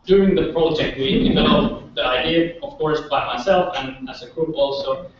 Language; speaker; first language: English; non-native, fluent; Finnish